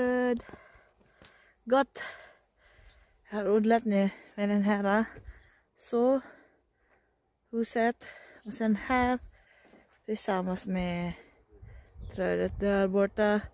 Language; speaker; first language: Swedish; non-native, learner; Filipino